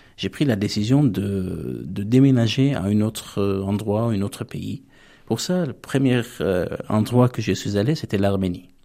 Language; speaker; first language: French; non-native, fluent; Armenian